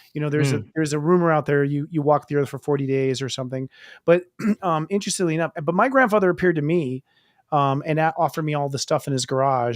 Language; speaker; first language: English; native; English